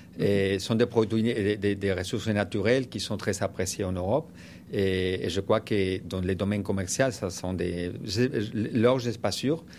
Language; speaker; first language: French; non-native, fluent; Spanish